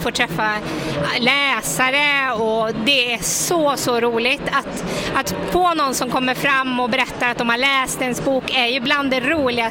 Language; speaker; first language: Swedish; native; Swedish